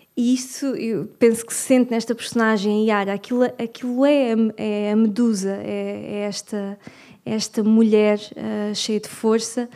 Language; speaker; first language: Portuguese; native; Portuguese